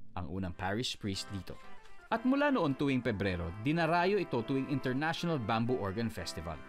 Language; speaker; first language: Filipino; native; Filipino